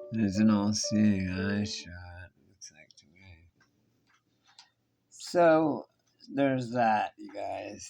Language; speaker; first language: English; native; English